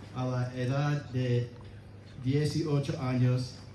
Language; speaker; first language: Spanish; non-native, learner; English